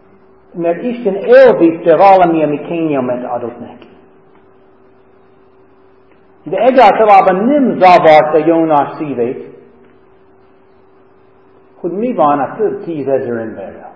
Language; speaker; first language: Hungarian; non-native, fluent; English